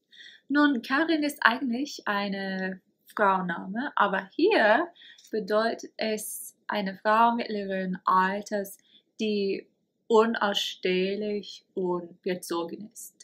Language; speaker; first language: German; non-native, fluent; English